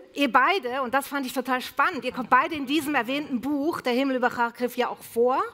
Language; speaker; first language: German; native; German